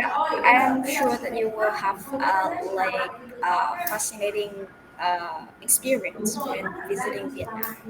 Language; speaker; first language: English; non-native, fluent; Vietnamese